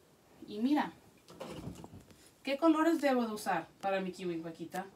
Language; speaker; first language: Spanish; early bilingual, heritage; Spanish